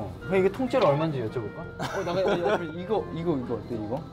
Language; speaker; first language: Korean; native; Korean